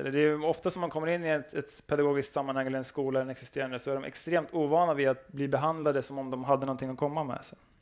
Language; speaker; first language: Swedish; native; Swedish